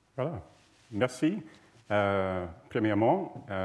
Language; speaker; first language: French; non-native, learner; English